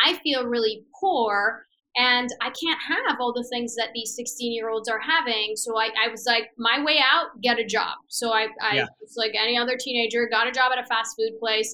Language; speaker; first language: English; non-native, fluent; Persian